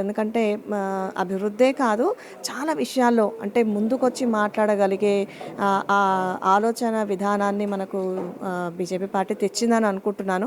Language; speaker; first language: Telugu; native; Telugu